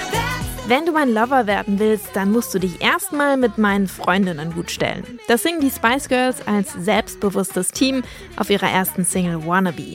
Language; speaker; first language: German; early bilingual, other home language; English